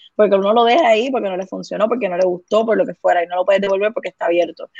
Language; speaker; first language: Spanish; native; Spanish